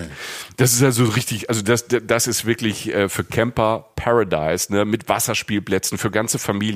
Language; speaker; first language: German; native; German